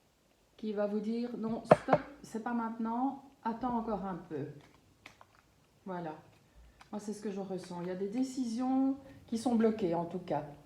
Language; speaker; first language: French; native; French